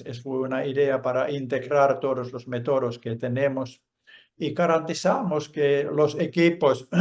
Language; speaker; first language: Spanish; non-native, fluent; Finnish